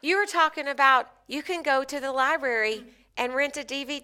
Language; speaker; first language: English; native; English